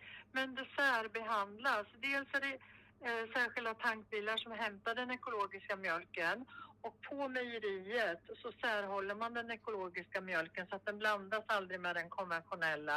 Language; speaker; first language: Swedish; native; Swedish